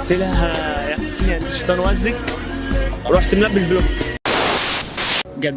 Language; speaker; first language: Arabic; native; Arabic